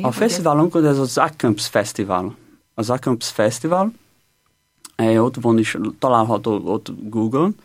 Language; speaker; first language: Hungarian; non-native, learner; Portuguese